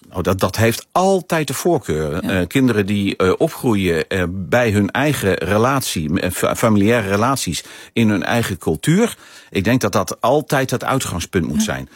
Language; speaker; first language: Dutch; native; Dutch